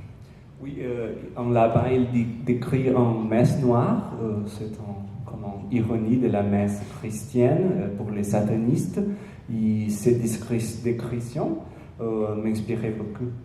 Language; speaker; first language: French; non-native, learner; Portuguese